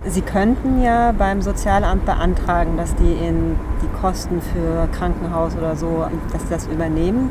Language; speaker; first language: German; native; German